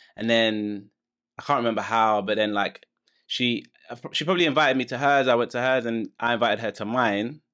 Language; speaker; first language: English; native; English